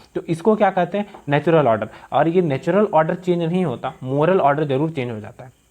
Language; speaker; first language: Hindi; native; Hindi